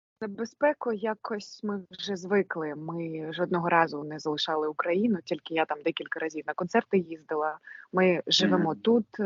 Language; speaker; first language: Ukrainian; non-native, local second language; Russian